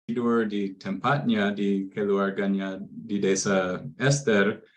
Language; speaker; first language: Indonesian; non-native, fluent; English